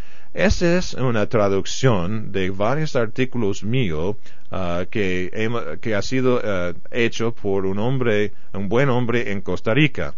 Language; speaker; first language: Spanish; non-native, fluent; English